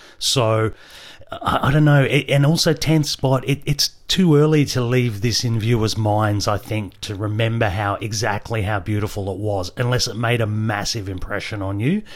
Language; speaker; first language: English; native; English